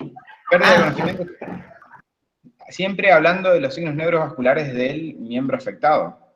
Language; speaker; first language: Spanish; native; Spanish